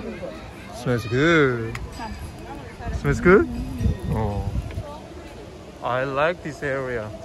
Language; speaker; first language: English; non-native, fluent; Korean